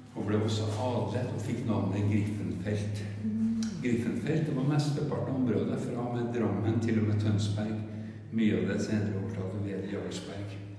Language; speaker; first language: Norwegian; native; Norwegian